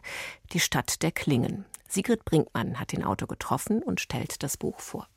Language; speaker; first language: German; native; German